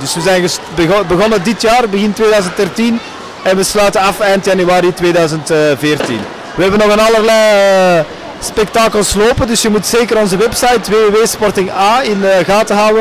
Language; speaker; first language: Dutch; native; Dutch